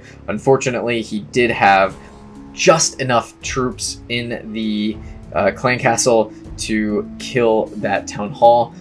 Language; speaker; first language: English; native; English